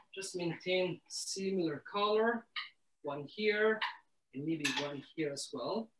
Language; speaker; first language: English; early bilingual, other home language; Somali